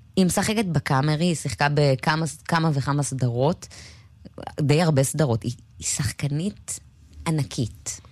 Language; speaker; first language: Hebrew; native; Hebrew